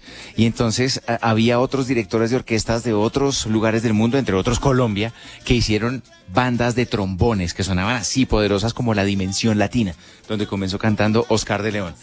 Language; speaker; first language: Spanish; native; Spanish